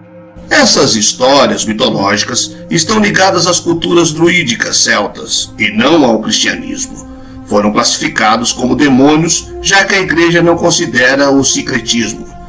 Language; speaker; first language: Portuguese; native; Portuguese